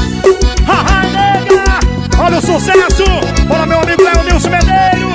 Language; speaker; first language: Portuguese; native; Portuguese